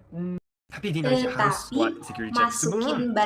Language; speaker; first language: Indonesian; non-native, learner; Japanese